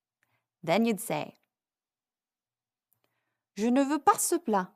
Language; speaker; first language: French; non-native, fluent; English